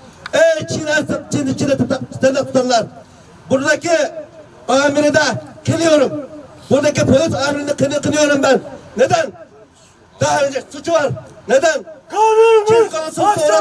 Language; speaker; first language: Turkish; non-native, fluent; Uyghur